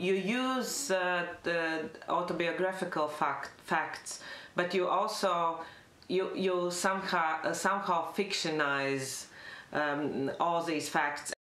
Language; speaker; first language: English; non-native, fluent; Latvian